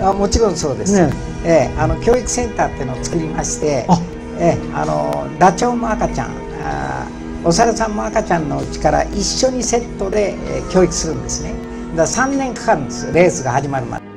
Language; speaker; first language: Japanese; native; Japanese